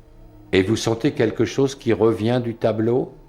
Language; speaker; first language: French; native; French